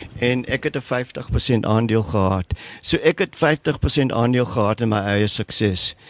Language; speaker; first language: Afrikaans; non-native, local second language; English